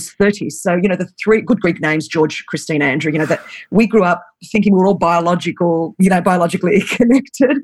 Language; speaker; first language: English; non-native, local second language; Greek